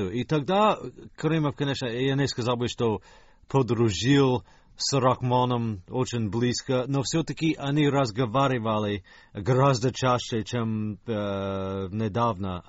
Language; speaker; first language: Russian; non-native, fluent; English